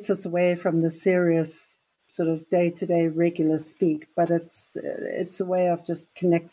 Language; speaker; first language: English; native; English